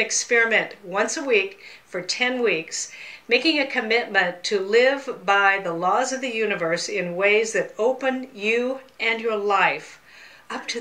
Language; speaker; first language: English; native; English